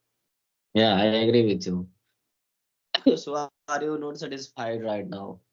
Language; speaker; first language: English; non-native, learner; Hindi